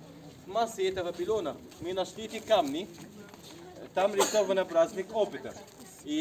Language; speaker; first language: Russian; non-native, learner; Arabic